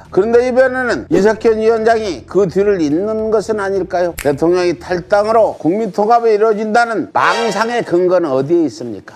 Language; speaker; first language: Korean; native; Korean